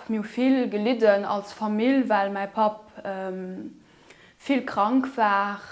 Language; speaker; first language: German; non-native, local second language; Luxembourgish